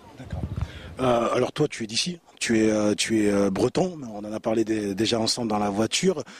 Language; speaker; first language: French; native; French